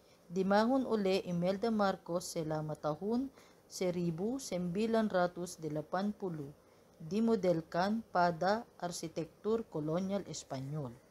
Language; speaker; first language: Indonesian; non-native, learner; Filipino